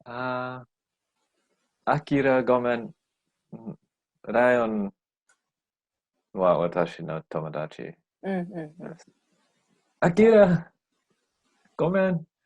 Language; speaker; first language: Japanese; non-native, learner; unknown